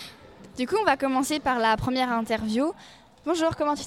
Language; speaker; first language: French; native; French